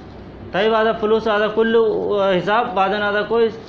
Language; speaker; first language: Arabic; non-native, learner; Hindi